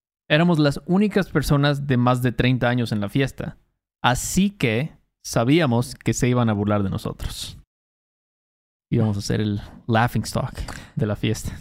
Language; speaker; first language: Spanish; native; Spanish